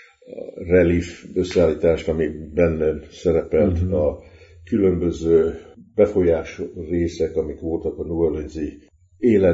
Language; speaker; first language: Hungarian; early bilingual, heritage; Hungarian